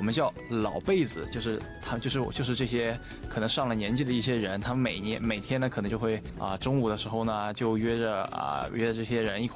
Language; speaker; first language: Chinese; native; Chinese